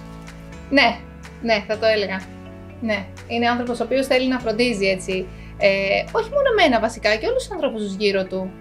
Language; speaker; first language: Greek; native; Greek